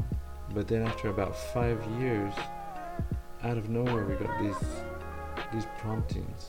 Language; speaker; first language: English; early bilingual, other home language; Spanish